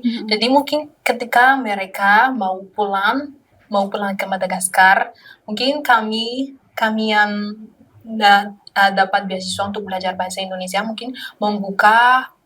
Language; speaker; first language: Indonesian; non-native, learner; Malagasy